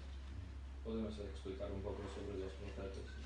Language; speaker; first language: Spanish; non-native, learner; English